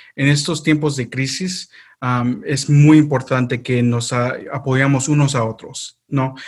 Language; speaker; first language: Spanish; early bilingual, heritage; Spanish